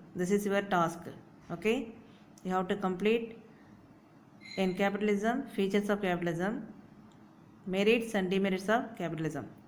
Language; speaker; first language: English; non-native, local second language; Tamil